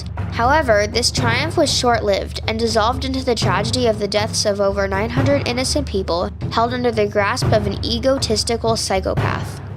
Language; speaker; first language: English; native; English